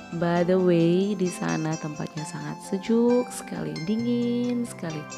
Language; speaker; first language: Indonesian; native; Indonesian